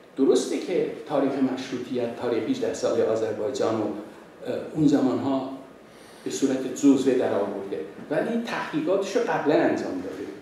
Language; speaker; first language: Persian; non-native, local second language; Azerbaijani